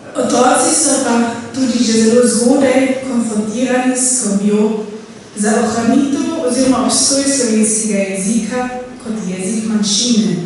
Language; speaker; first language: Slovenian; non-native, local second language; German